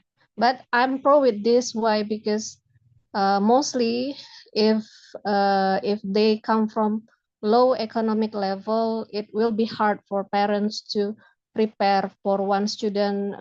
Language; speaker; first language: English; non-native, local second language; Indonesian